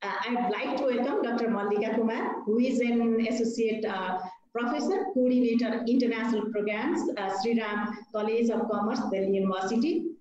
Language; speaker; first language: English; non-native, local second language; Nepali